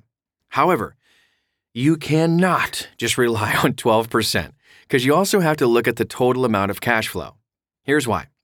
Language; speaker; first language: English; native; English